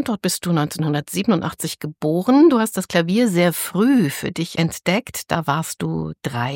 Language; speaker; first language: German; native; German